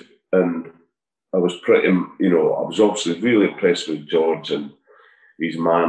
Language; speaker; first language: English; native; English